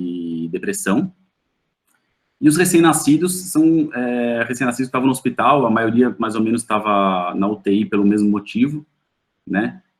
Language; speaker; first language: Portuguese; native; Portuguese